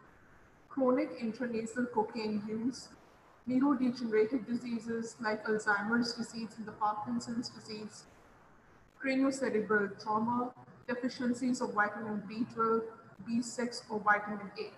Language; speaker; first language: English; non-native, local second language; Hindi